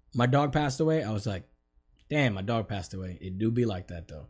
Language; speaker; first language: English; native; English